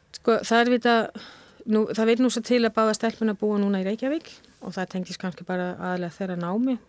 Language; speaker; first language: Icelandic; non-native, fluent; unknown